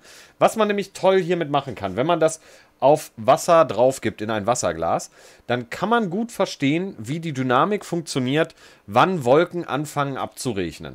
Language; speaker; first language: German; native; German